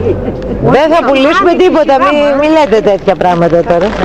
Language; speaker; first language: Greek; native; Greek